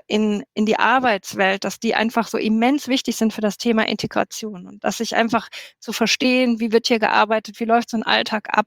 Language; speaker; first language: German; native; German